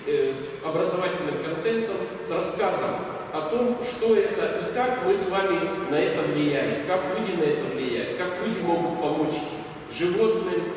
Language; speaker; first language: Russian; native; Russian